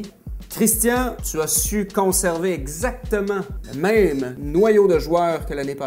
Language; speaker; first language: French; native; French